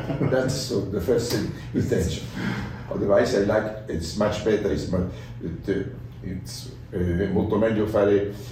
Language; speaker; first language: English; non-native, learner; Italian